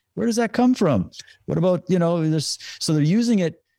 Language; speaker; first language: English; native; English